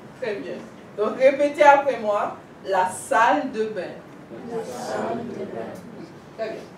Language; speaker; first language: French; non-native, fluent; English